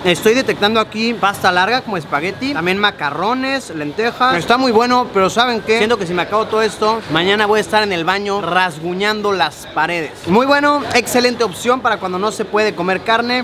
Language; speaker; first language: Spanish; native; Spanish